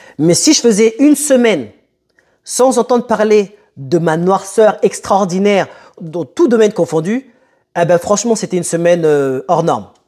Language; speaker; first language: French; early bilingual, other home language; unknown